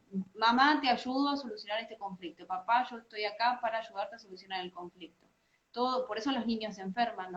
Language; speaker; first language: Spanish; native; Spanish